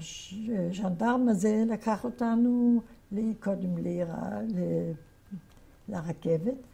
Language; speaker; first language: Hebrew; non-native, fluent; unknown